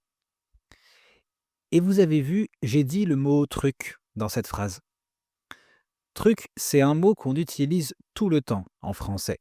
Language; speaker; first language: French; native; French